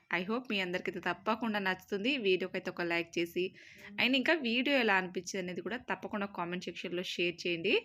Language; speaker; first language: Telugu; native; Telugu